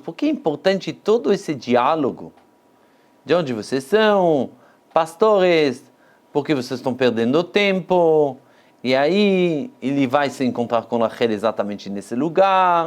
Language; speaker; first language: Portuguese; non-native, fluent; Hebrew